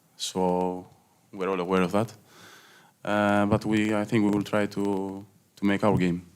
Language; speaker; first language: English; non-native, fluent; Greek